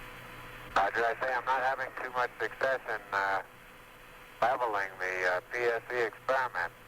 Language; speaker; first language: English; native; English